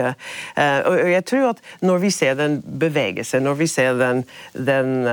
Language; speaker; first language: Norwegian; non-native, fluent; English